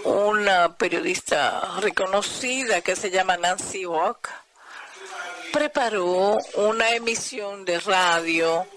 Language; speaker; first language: Spanish; non-native, fluent; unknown